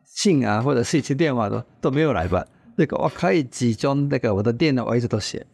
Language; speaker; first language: Chinese; non-native, fluent; Japanese